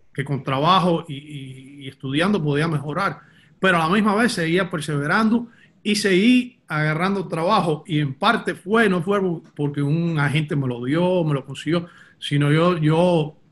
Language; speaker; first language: Spanish; early bilingual, heritage; Spanish